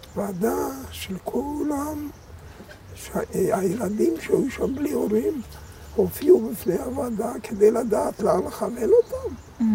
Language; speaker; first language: Hebrew; non-native, fluent; Polish